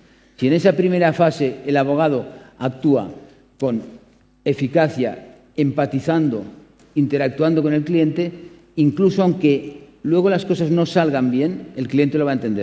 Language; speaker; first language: Spanish; native; Spanish